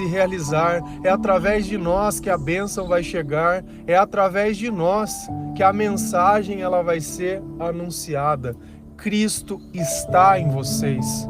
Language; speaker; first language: Portuguese; native; Portuguese